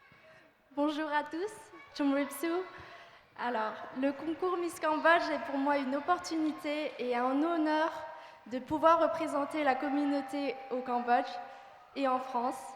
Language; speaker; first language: French; early bilingual, other home language; Khmer